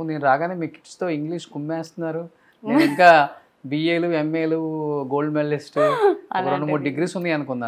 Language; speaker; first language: Telugu; native; Telugu